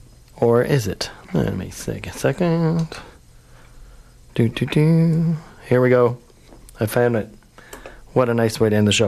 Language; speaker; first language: English; native; English